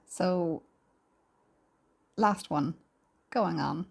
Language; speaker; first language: English; native; English